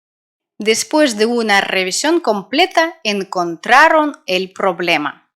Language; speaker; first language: Spanish; non-native, fluent; Russian